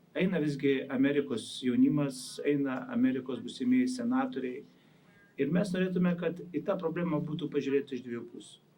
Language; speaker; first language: Lithuanian; native; Lithuanian